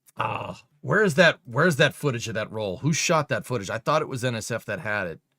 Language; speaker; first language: English; native; English